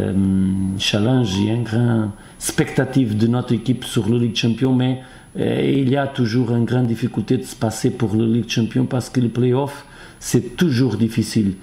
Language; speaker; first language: French; non-native, fluent; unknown